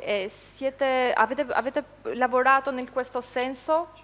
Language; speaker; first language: Italian; non-native, fluent; Albanian